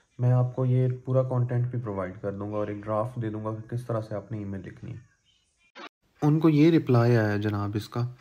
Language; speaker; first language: Urdu; native; Urdu